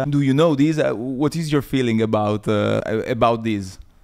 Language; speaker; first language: English; non-native, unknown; Italian